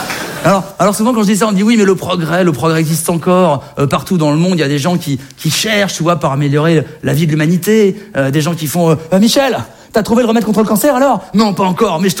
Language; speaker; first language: French; native; French